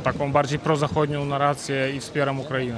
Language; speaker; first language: Polish; non-native, fluent; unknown